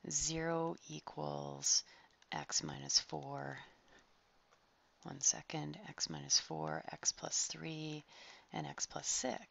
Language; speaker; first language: English; native; English